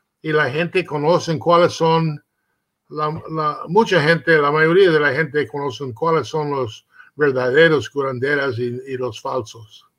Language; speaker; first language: Spanish; early bilingual, heritage; Spanish